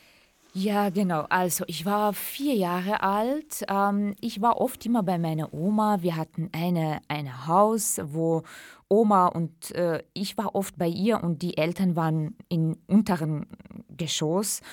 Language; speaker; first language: German; early bilingual, other home language; Central Kurdish